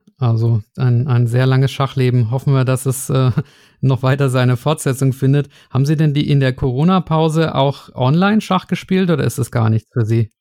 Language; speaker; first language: German; native; German